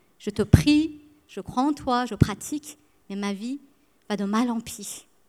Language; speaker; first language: French; early bilingual, other home language; Persian